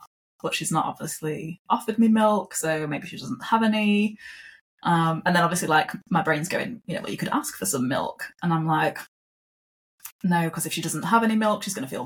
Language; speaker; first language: English; native; English